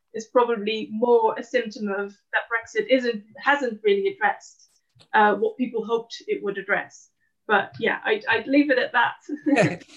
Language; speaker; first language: English; non-native, fluent; Dutch